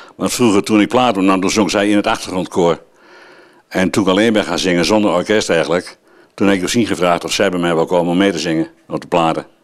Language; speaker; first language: Dutch; native; Dutch